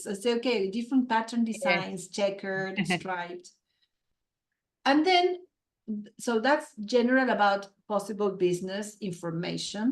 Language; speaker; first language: English; non-native, fluent; Spanish